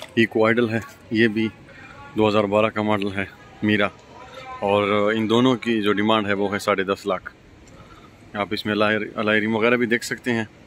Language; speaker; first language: Urdu; non-native, local second language; Pashto